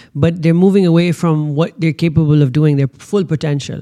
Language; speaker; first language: English; non-native, local second language; Urdu